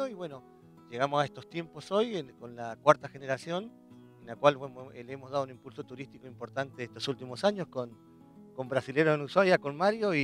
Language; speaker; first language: Spanish; native; Spanish